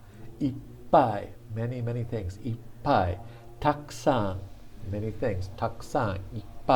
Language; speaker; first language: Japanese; non-native, fluent; English